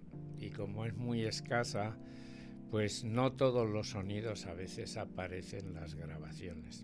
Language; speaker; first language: Spanish; native; Spanish